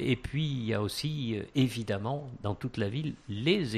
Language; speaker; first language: French; native; French